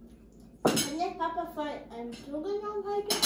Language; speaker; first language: German; early bilingual, other home language; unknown